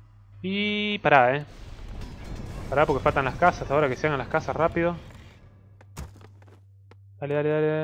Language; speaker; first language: Spanish; native; Spanish